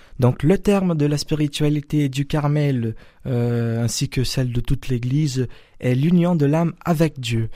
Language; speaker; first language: French; non-native, fluent; Portuguese